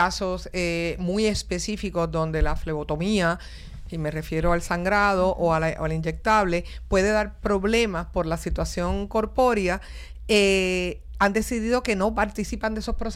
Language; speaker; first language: Spanish; native; Spanish